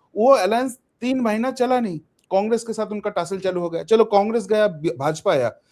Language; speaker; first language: Hindi; non-native, local second language; Bangla